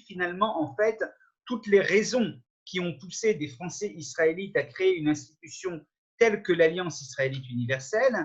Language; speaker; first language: French; native; French